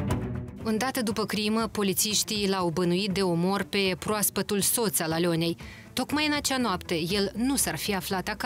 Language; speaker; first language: Romanian; native; Romanian